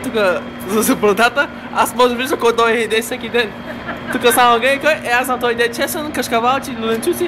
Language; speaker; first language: Bulgarian; early bilingual, heritage; Bulgarian